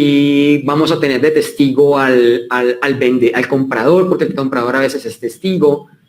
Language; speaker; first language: Spanish; native; Spanish